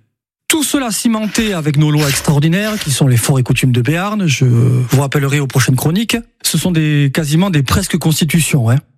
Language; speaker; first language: French; native; French